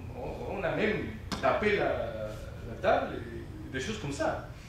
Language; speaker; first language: French; non-native, fluent; Spanish